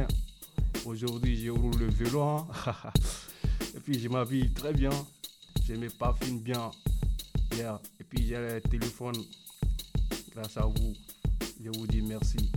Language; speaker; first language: French; non-native, learner; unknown